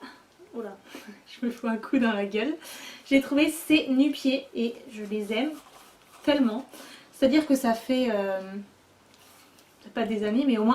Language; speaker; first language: French; native; French